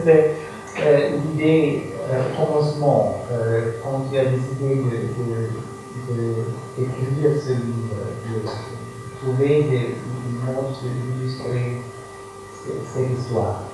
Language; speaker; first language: French; non-native, fluent; German